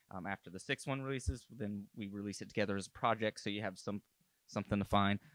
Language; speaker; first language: English; native; English